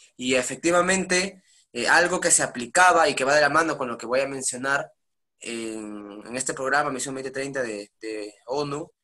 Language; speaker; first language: Spanish; native; Spanish